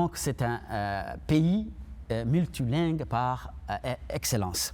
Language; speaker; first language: French; non-native, local second language; Somali